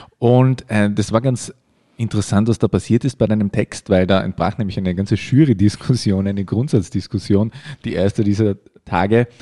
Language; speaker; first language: German; native; German